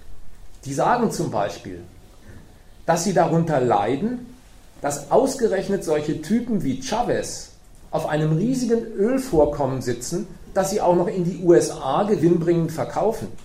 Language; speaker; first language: German; native; German